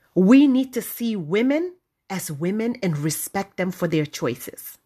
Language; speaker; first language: English; non-native, local second language; Wolof